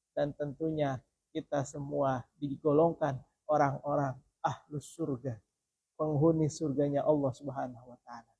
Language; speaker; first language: Indonesian; native; Indonesian